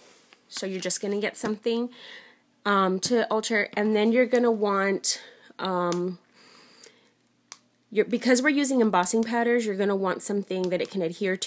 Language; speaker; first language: English; native; English